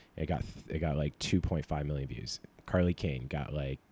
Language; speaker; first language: English; native; English